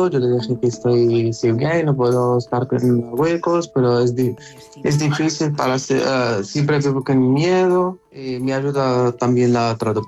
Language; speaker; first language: Spanish; non-native, learner; Arabic